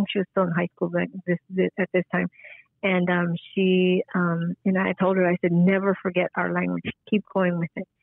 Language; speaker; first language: English; early bilingual, other home language; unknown